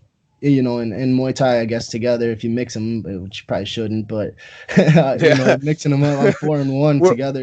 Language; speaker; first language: English; native; English